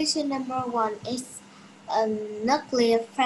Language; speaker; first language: English; non-native, learner; Vietnamese